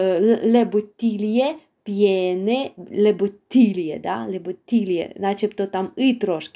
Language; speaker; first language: Italian; non-native, fluent; Ukrainian